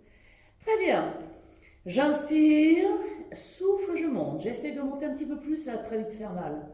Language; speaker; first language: French; native; French